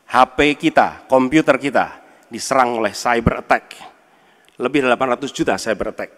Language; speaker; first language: Indonesian; native; Indonesian